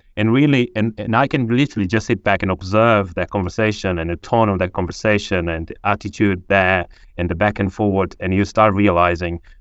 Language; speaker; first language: English; non-native, fluent; Portuguese